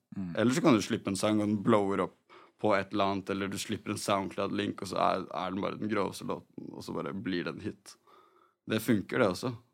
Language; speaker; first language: Norwegian; native; Norwegian